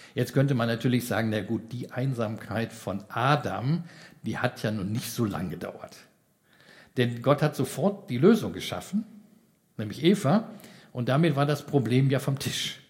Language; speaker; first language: German; native; German